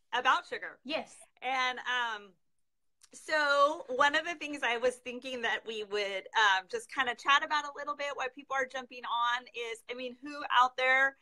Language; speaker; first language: English; native; English